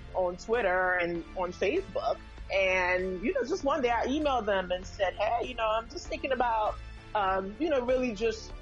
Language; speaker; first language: English; early bilingual, other home language; Haitian Creole